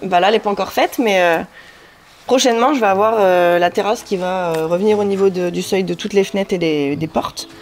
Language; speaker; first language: French; native; French